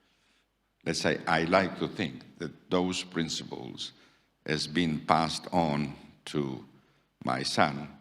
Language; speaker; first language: English; non-native, fluent; Italian